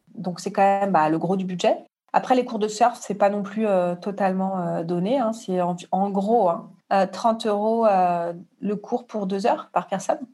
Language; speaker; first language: French; native; French